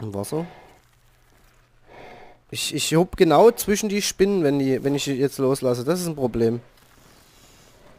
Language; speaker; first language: German; native; German